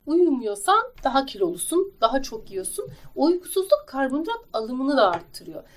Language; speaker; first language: Turkish; native; Turkish